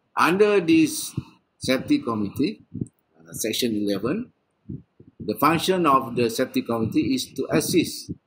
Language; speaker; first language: English; non-native, local second language; Malay